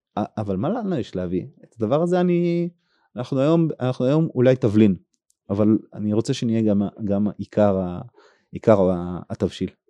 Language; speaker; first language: Hebrew; native; Hebrew